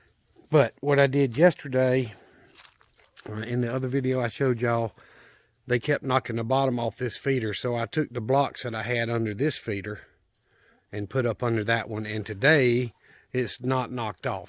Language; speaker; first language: English; native; English